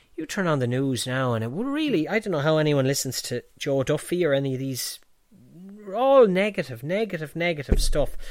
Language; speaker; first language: English; native; English